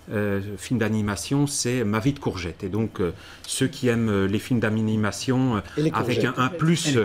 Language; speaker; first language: French; native; French